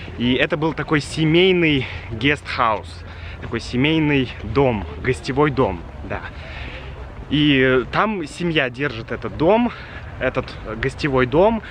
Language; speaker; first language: Russian; native; Russian